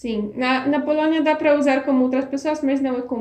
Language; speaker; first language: Portuguese; non-native, fluent; Polish